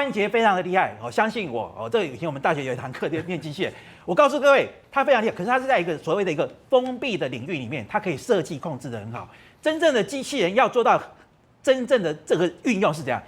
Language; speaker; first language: Chinese; native; Chinese